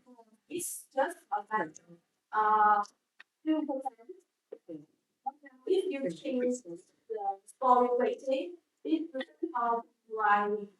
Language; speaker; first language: English; non-native, learner; Vietnamese